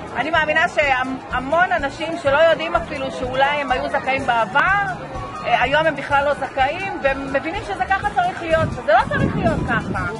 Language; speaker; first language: Hebrew; native; Hebrew